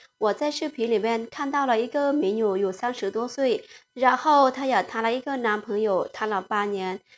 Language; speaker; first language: Chinese; non-native, fluent; Lao